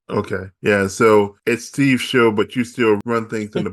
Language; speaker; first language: English; native; English